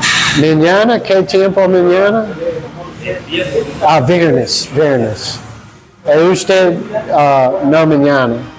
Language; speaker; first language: Spanish; non-native, learner; English